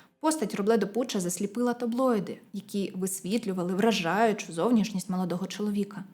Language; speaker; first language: Ukrainian; non-native, local second language; Russian